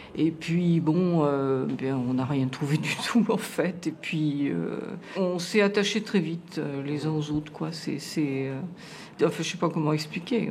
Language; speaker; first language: French; native; French